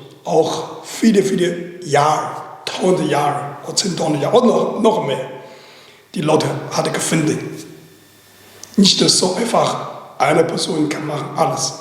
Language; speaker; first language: German; non-native, learner; Chinese